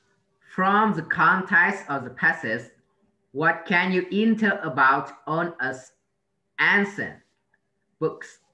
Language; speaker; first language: English; non-native, learner; Vietnamese